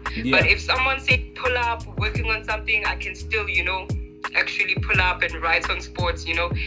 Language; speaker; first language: English; non-native, local second language; Zulu